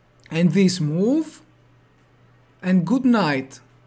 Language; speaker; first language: English; non-native, fluent; Greek